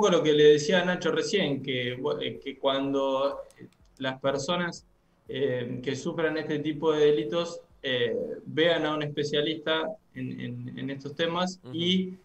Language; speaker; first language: Spanish; native; Spanish